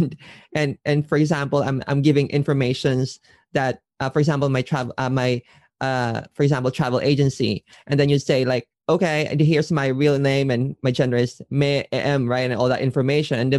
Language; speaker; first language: English; non-native, local second language; Filipino